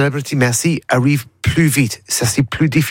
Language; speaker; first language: French; non-native, learner; English